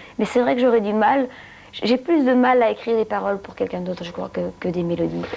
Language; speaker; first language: French; non-native, local second language; Dutch